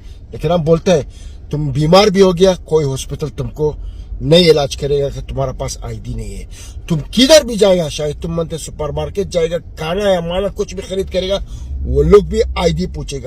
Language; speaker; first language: Hindi; non-native, learner; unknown